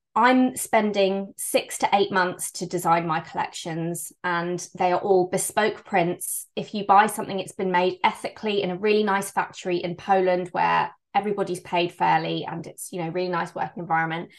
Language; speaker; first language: English; native; English